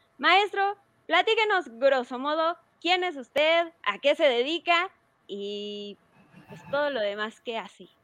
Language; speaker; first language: Spanish; native; Spanish